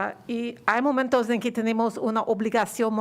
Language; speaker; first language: Spanish; non-native, learner; English